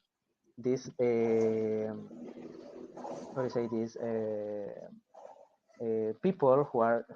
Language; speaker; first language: English; non-native, fluent; Spanish